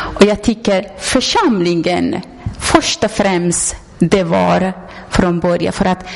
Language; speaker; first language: Swedish; non-native, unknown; Persian